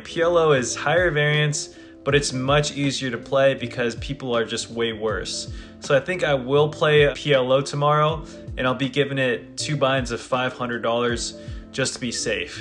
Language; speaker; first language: English; native; English